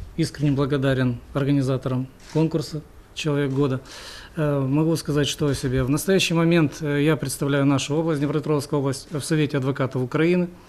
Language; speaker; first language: Russian; native; Russian